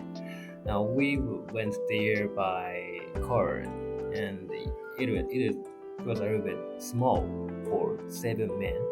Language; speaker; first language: English; non-native, learner; Japanese